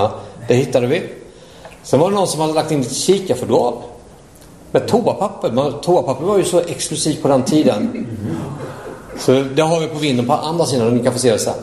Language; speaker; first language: Swedish; native; Swedish